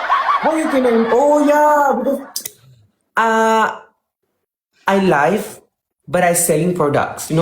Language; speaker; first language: English; non-native, local second language; Malay